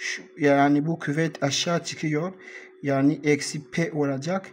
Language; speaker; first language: Turkish; non-native, learner; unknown